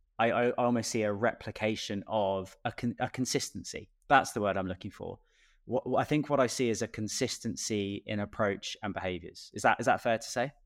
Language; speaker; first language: English; native; English